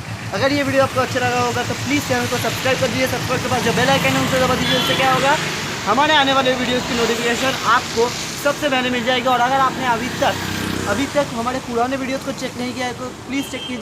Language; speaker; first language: Hindi; non-native, local second language; Bangla